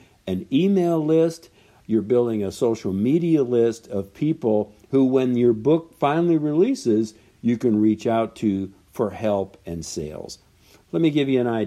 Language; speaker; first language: English; native; English